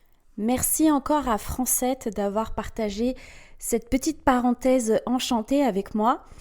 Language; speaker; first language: French; native; French